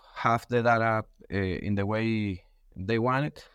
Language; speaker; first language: English; non-native, fluent; Spanish